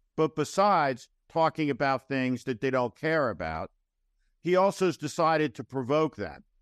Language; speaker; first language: English; native; English